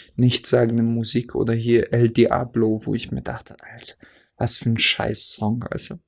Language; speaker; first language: German; non-native, fluent; Russian